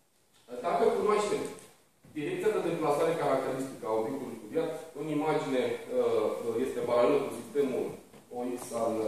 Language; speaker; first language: Romanian; native; Romanian